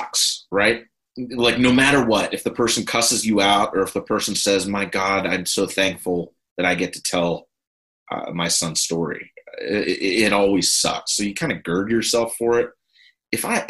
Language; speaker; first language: English; native; English